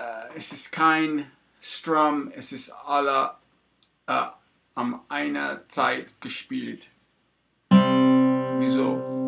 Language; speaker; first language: German; non-native, learner; English